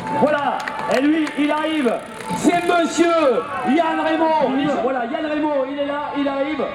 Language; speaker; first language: French; native; French